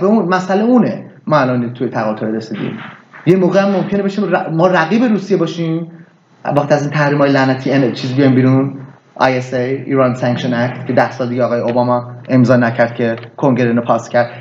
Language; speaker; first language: Persian; early bilingual, heritage; Persian